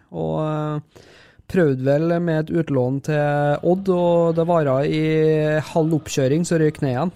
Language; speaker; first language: Norwegian; native; Norwegian